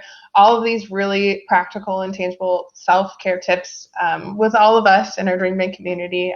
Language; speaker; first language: English; native; English